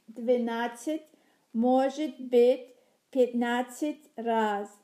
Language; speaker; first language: Russian; non-native, learner; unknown